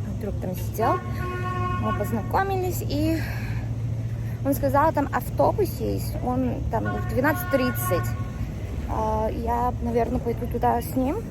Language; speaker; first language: Russian; non-native, fluent; Korean